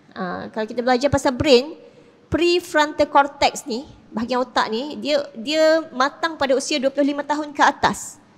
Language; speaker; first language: Malay; native; Malay